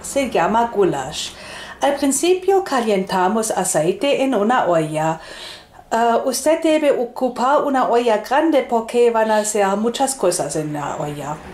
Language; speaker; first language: Spanish; non-native, fluent; German